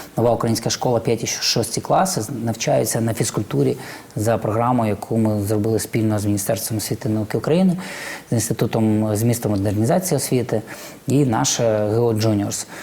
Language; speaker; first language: Ukrainian; non-native, local second language; Russian